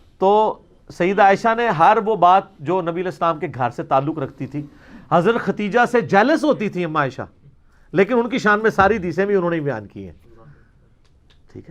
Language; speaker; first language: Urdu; non-native, local second language; Punjabi